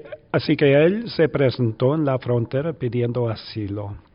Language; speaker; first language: Spanish; non-native, fluent; English